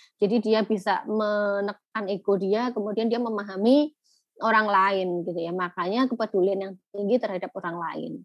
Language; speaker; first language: Indonesian; native; Indonesian